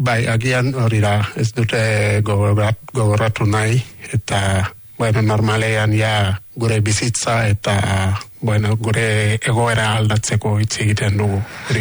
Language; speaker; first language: Basque; non-native, learner; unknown